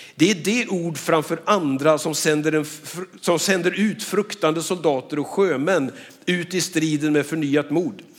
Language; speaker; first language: Swedish; native; Swedish